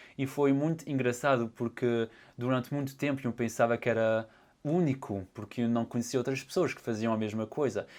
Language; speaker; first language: Portuguese; early bilingual, heritage; Portuguese